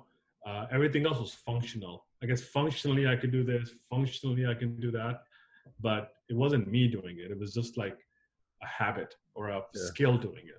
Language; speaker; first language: English; native; English